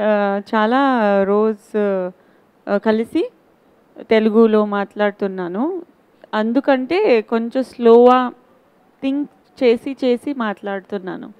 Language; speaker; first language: Telugu; non-native, learner; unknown